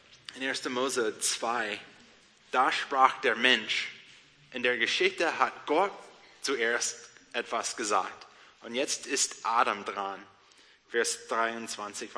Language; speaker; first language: German; non-native, learner; English